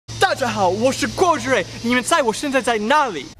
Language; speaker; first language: Chinese; non-native, fluent; English